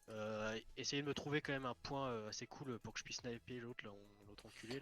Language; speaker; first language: French; native; French